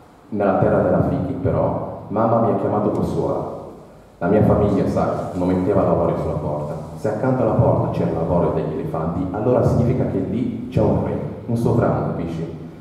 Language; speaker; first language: Italian; native; Italian